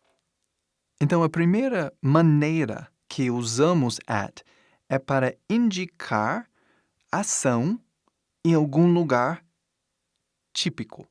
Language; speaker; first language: Portuguese; non-native, fluent; English